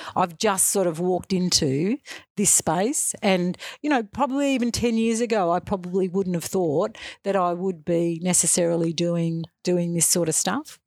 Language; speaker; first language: English; native; English